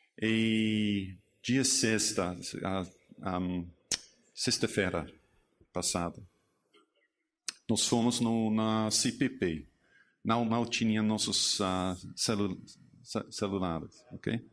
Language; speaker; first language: Portuguese; non-native, learner; English